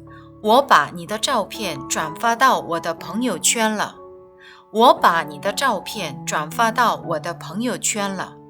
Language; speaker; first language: Chinese; non-native, fluent; Korean